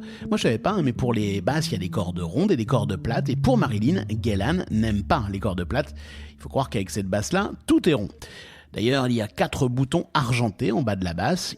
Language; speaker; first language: French; native; French